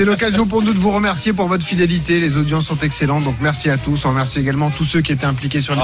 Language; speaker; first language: French; native; French